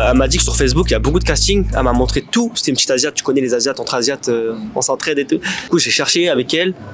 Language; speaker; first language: French; early bilingual, other home language; Vietnamese